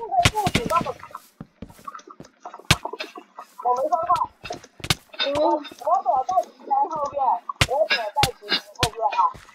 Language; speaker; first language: Chinese; native; Chinese